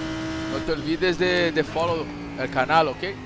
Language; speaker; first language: Spanish; non-native, learner; Portuguese